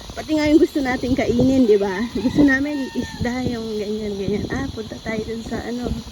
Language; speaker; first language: Filipino; native; Filipino